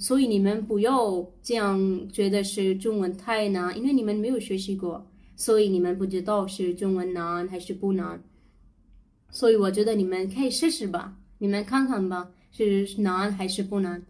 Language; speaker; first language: Chinese; non-native, learner; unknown